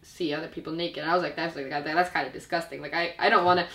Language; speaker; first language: English; non-native, fluent; Finnish